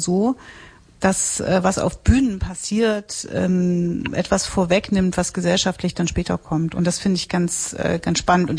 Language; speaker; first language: German; native; German